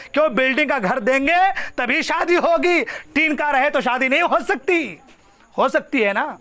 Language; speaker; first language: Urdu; non-native, local second language; Assamese